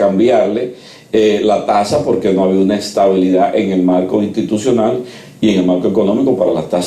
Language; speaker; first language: Spanish; native; Spanish